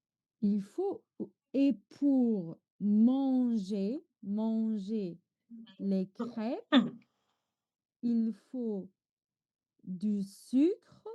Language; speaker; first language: French; non-native, fluent; Chinese